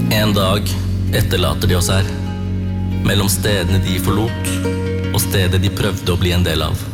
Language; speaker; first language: Norwegian; early bilingual, other home language; Tamil